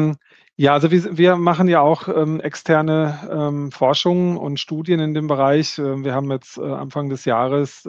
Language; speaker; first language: German; native; German